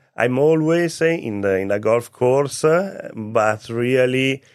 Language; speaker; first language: English; non-native, learner; Italian